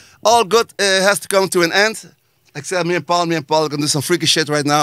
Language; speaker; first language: English; non-native, fluent; Dutch